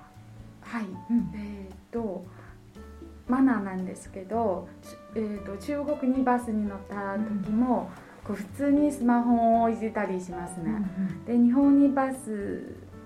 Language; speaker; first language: Japanese; non-native, fluent; Chinese